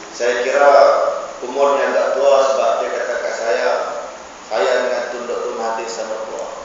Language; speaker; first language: Malay; native; Malay